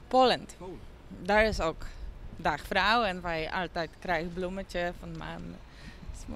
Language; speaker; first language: Dutch; non-native, learner; Polish